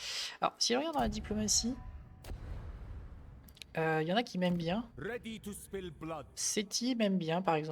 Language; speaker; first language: French; native; French